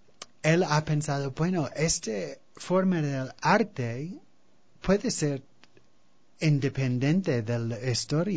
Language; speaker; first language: Spanish; non-native, fluent; English